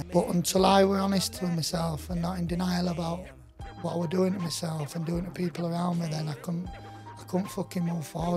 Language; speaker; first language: English; native; English